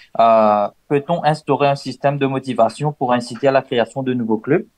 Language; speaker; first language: French; non-native, local second language; Morisyen